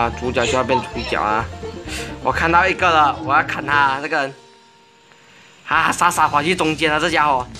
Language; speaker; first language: Chinese; native; Chinese